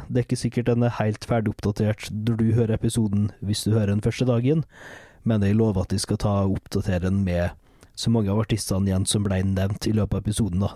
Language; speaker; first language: Norwegian; native; Norwegian